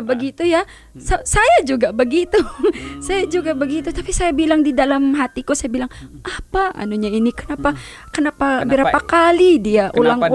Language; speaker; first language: Indonesian; non-native, fluent; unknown